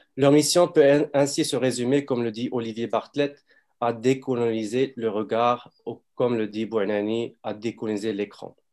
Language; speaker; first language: French; non-native, fluent; Arabic